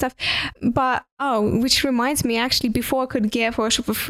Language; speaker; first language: English; non-native, fluent; Russian